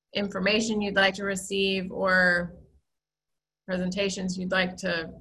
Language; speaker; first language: English; native; English